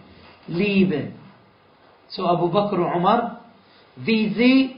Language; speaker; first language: German; non-native, fluent; Arabic